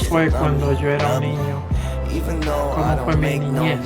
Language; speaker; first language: Spanish; early bilingual, heritage; Spanish